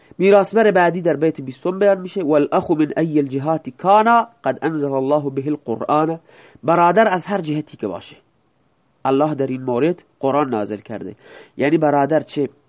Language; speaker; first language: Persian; non-native, local second language; Baluchi